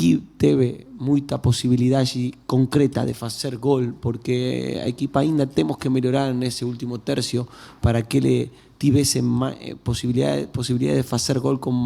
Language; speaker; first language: Portuguese; non-native, learner; Spanish